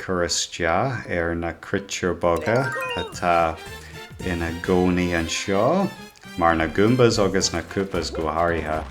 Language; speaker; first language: Irish; non-native, local second language; English